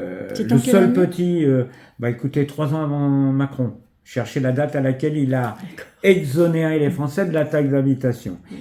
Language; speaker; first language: French; native; French